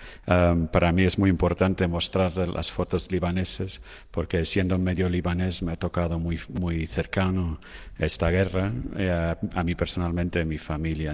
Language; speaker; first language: Spanish; non-native, fluent; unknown